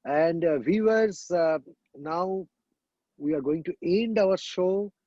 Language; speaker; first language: English; non-native, local second language; Bangla